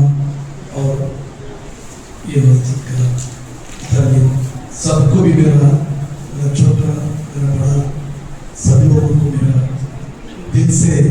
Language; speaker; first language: Hindi; non-native, local second language; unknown